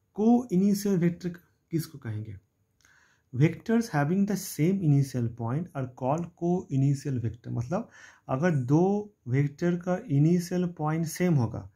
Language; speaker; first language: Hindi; non-native, local second language; Bangla